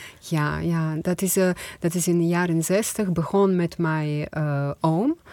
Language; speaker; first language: Dutch; non-native, fluent; Croatian